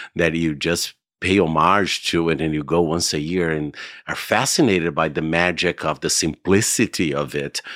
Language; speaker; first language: English; non-native, fluent; Portuguese